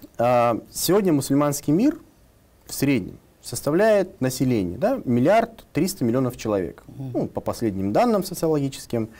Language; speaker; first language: Russian; non-native, local second language; Tatar